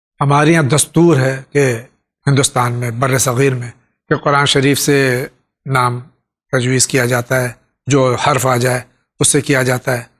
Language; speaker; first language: Urdu; native; Urdu